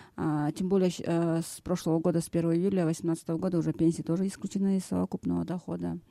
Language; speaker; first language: Russian; non-native, local second language; Kyrgyz